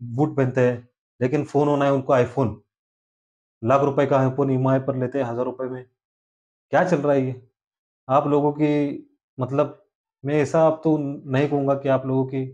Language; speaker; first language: Hindi; non-native, local second language; Marathi